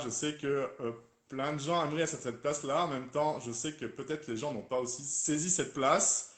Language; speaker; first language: French; native; French